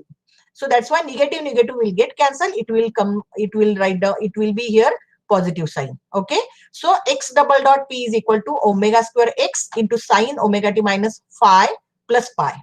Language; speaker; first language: English; non-native, local second language; Marathi